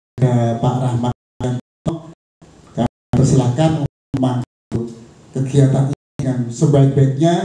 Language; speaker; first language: Indonesian; native; Indonesian